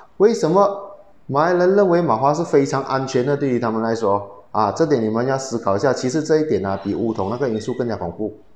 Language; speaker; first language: Chinese; native; Chinese